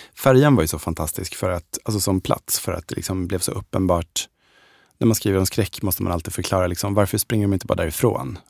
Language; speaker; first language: Swedish; native; Swedish